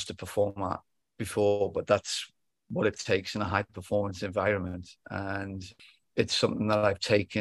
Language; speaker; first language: English; native; English